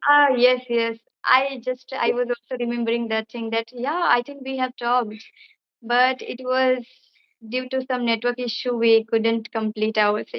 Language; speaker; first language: English; non-native, fluent; Bangla